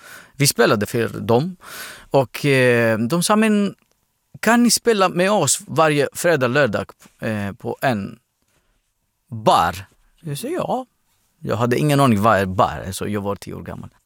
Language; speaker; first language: Swedish; non-native, learner; Greek